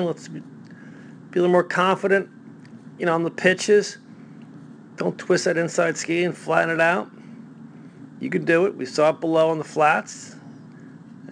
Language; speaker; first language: English; native; English